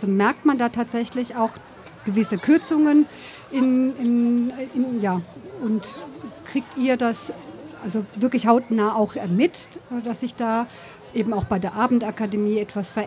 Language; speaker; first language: German; early bilingual, other home language; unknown